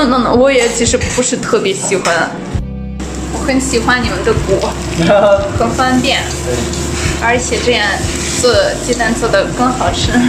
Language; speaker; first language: Chinese; non-native, fluent; Russian